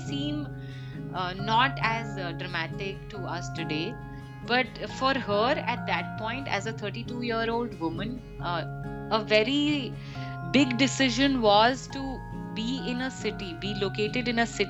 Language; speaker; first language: English; non-native, local second language; Hindi